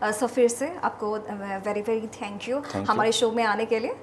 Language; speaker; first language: Hindi; non-native, local second language; Assamese